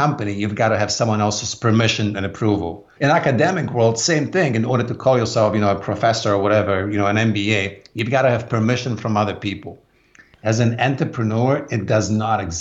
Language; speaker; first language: English; non-native, fluent; Polish